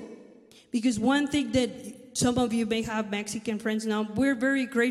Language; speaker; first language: English; non-native, fluent; Spanish